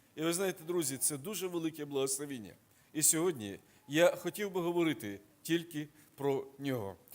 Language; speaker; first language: Ukrainian; non-native, local second language; Russian